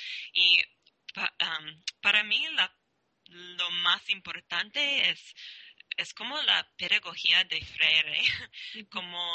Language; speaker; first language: Spanish; non-native, learner; English